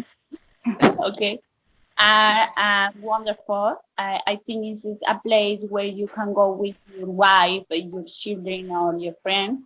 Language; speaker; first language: English; non-native, learner; Spanish